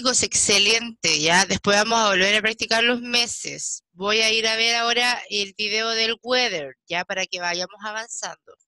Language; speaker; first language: Spanish; native; Spanish